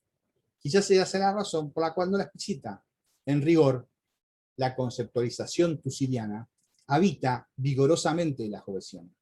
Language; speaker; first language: Spanish; native; Spanish